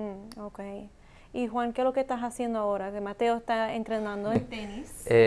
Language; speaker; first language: Spanish; non-native, learner; English